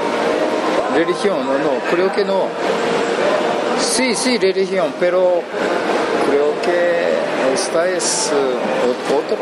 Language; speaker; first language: Spanish; non-native, learner; Japanese